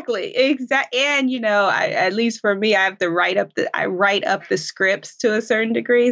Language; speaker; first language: English; native; English